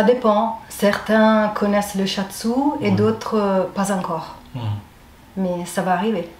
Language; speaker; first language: French; non-native, fluent; Italian